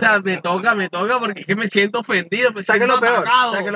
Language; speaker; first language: Spanish; native; Spanish